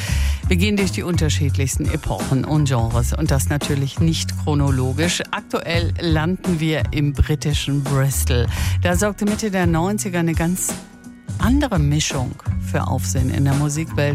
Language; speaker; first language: German; native; German